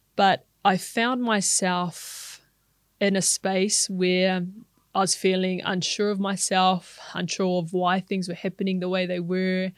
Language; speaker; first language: English; non-native, local second language; Māori